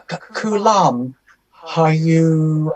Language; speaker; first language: Hebrew; non-native, learner; English